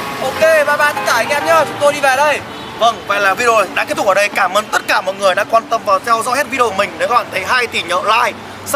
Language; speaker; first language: Vietnamese; non-native, local second language; Hmong